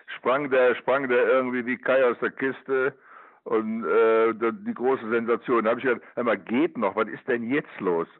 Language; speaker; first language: German; native; German